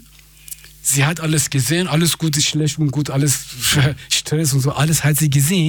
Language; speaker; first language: German; non-native, fluent; Persian